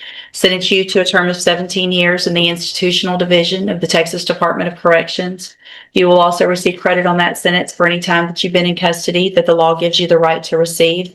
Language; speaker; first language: English; native; English